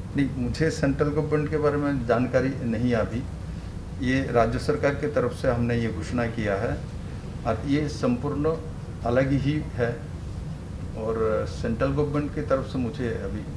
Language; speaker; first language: Hindi; non-native, local second language; Bangla